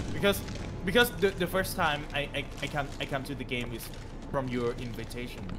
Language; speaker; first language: English; non-native, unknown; Thai